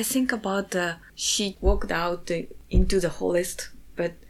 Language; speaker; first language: English; non-native, learner; Japanese